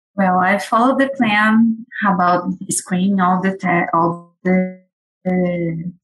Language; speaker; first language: English; non-native, fluent; Portuguese